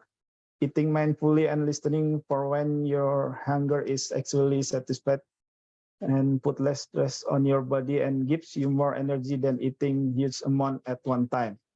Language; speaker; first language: English; non-native, fluent; Indonesian